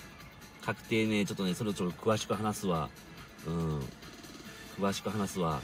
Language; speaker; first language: Japanese; native; Japanese